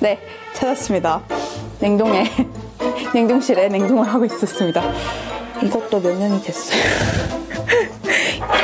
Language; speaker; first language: Korean; non-native, fluent; Persian